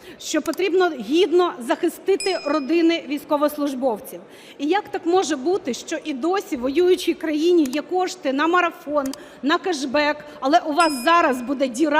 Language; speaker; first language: Ukrainian; native; Ukrainian